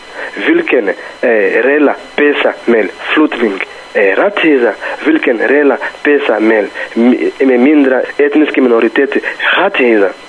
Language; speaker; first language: Danish; non-native, fluent; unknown